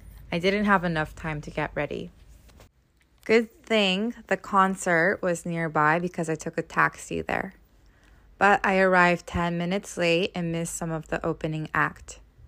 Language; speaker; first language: English; native; English